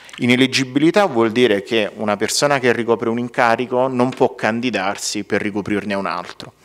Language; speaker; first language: Italian; native; Italian